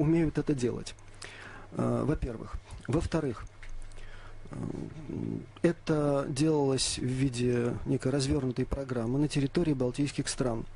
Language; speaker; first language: Russian; native; Russian